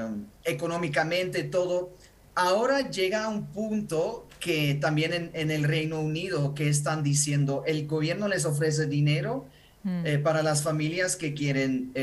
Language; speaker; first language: Spanish; non-native, fluent; Ukrainian